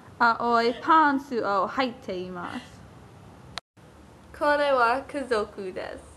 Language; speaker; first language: Japanese; non-native, learner; English